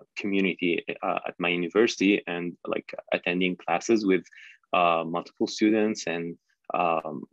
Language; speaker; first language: English; non-native, fluent; Arabic